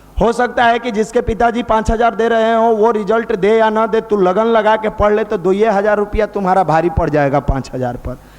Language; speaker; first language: Hindi; native; Hindi